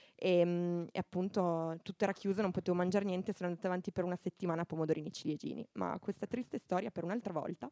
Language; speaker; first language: Italian; native; Italian